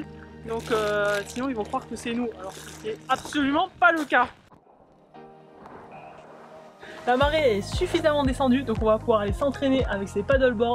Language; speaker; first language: French; native; French